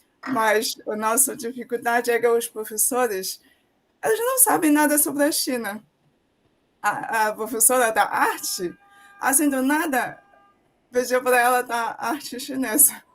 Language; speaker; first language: Portuguese; non-native, fluent; Chinese